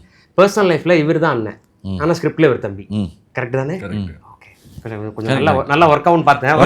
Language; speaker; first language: Tamil; native; Tamil